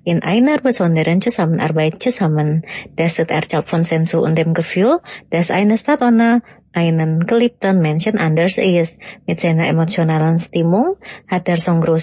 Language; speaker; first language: German; non-native, fluent; Indonesian